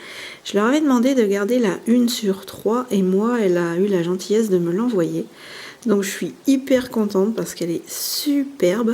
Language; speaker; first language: French; native; French